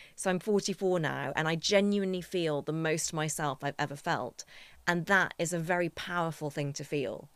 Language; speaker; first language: English; native; English